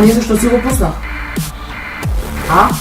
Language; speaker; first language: Bulgarian; native; Bulgarian